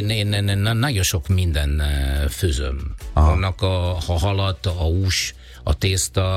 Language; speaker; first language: Hungarian; non-native, fluent; Italian